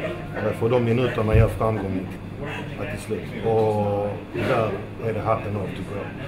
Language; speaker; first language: Swedish; early bilingual, other home language; Macedonian